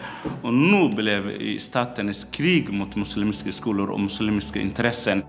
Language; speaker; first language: Swedish; non-native, learner; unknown